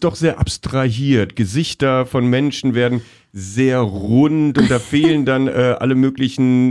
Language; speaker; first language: German; native; German